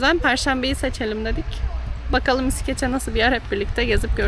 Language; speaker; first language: Turkish; native; Turkish